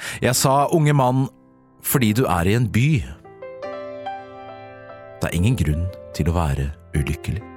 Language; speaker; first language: Norwegian; native; Norwegian